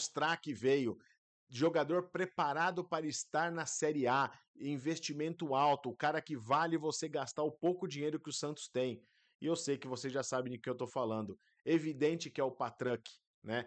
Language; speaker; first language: Portuguese; native; Portuguese